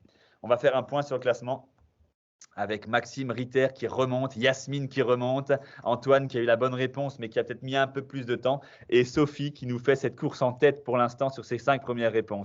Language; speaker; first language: French; native; French